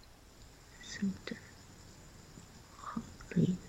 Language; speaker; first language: English; non-native, learner; Chinese